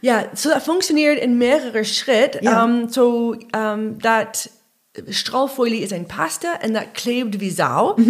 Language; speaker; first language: German; non-native, learner; English